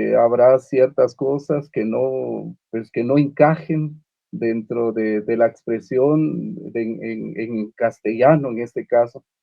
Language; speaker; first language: Spanish; non-native, local second language; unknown